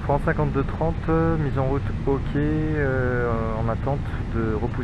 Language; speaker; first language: French; native; French